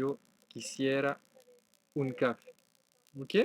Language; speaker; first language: Spanish; non-native, fluent; French